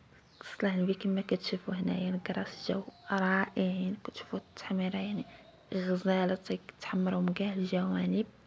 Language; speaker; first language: Arabic; native; Arabic